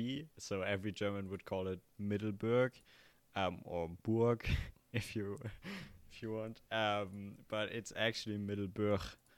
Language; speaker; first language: English; non-native, fluent; German